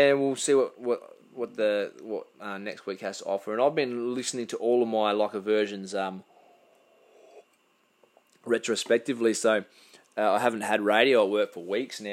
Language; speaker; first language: English; native; English